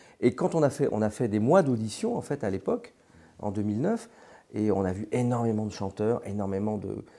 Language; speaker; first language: French; native; French